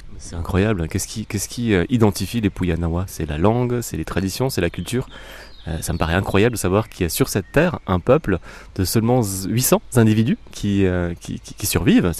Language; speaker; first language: French; native; French